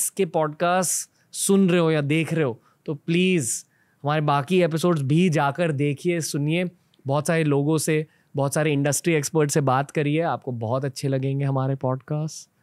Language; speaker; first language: Hindi; native; Hindi